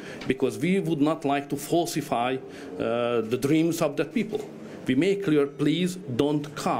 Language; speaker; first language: English; non-native, fluent; Hungarian